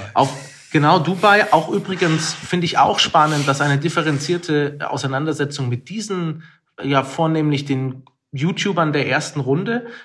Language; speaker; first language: German; native; German